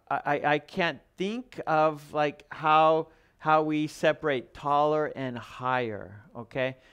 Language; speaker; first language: English; native; English